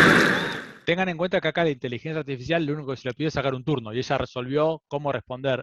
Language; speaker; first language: Spanish; native; Spanish